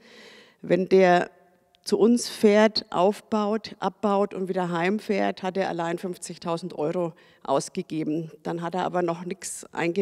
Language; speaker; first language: German; native; German